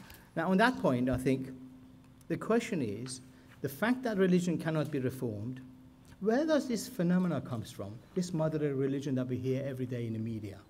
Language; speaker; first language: English; non-native, fluent; Persian